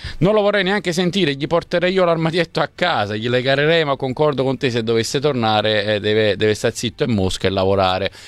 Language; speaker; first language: Italian; native; Italian